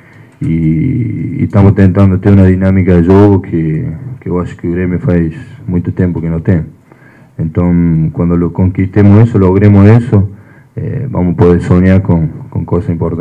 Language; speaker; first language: Portuguese; non-native, fluent; Spanish